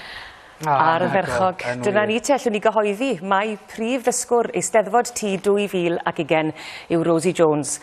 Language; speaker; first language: Welsh; native; Welsh